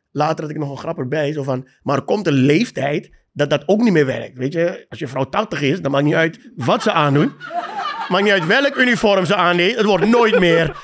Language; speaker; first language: Dutch; native; Dutch